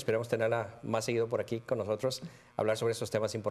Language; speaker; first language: Spanish; native; Spanish